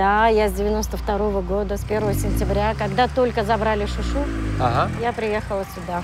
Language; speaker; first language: Russian; non-native, local second language; Armenian